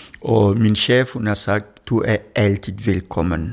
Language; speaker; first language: Danish; non-native, fluent; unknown